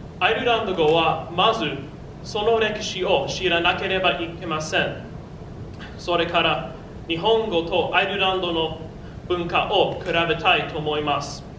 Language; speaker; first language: Japanese; non-native, learner; English